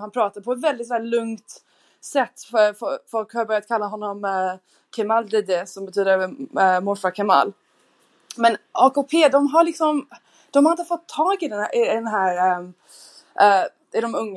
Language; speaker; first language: Swedish; non-native, fluent; English